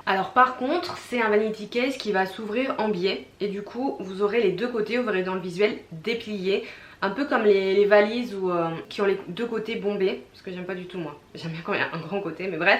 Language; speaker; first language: French; native; French